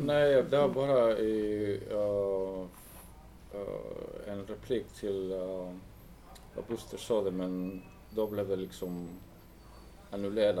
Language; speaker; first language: Swedish; non-native, fluent; English